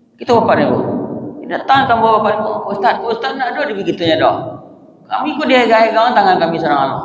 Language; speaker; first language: Malay; non-native, local second language; Minangkabau